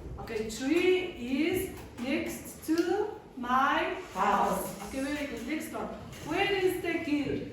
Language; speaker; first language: English; non-native, fluent; Mongolian